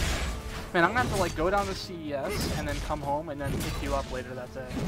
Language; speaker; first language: English; native; English